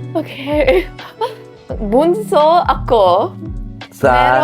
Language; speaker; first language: Filipino; early bilingual, heritage; Filipino